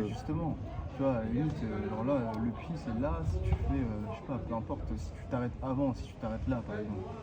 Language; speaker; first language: French; native; French